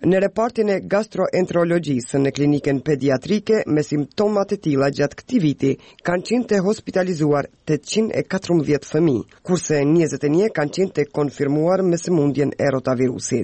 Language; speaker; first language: Albanian; native; Albanian